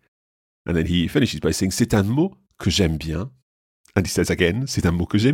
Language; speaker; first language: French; non-native, fluent; English